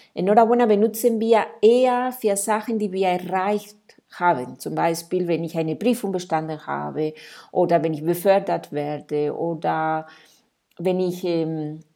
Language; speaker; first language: German; non-native, fluent; Spanish